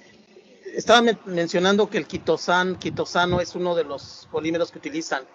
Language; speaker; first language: Spanish; native; Spanish